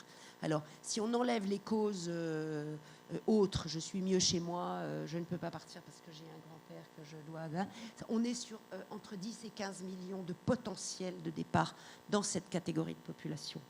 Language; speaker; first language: French; native; French